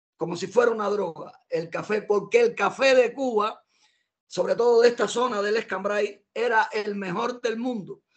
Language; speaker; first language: Spanish; native; Spanish